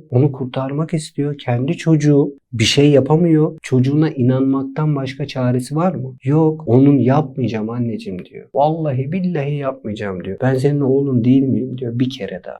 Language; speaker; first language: Turkish; native; Turkish